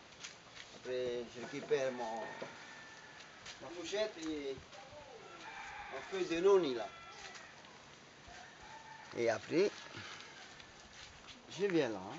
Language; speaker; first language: French; non-native, local second language; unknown